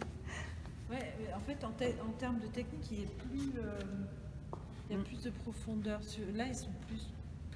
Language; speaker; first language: French; native; French